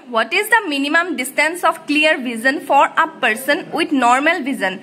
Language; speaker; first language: English; non-native, local second language; Assamese